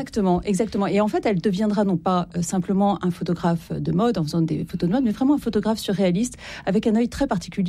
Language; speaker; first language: French; native; French